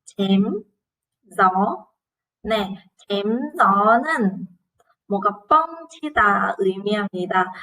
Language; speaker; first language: Korean; non-native, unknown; Vietnamese